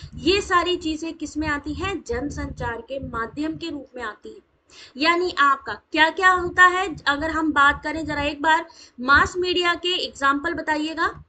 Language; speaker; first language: Hindi; native; Hindi